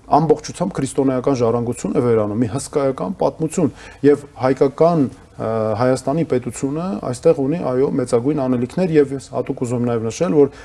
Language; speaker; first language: Armenian; native; Armenian